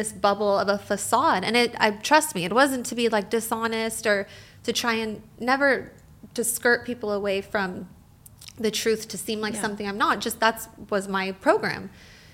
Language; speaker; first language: English; native; English